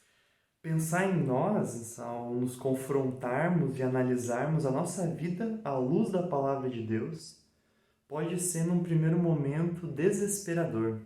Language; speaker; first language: Portuguese; native; Portuguese